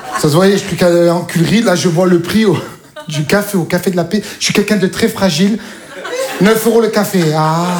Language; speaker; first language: French; native; French